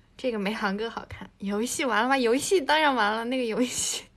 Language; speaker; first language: Chinese; native; Chinese